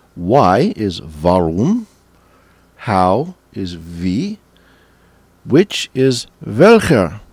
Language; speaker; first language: English; native; English